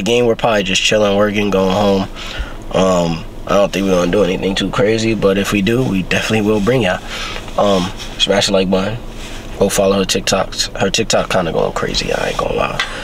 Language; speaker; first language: English; native; English